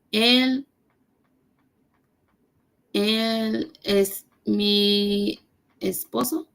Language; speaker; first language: Spanish; non-native, learner; English